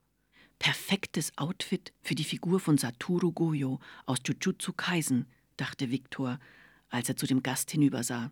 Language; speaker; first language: German; native; German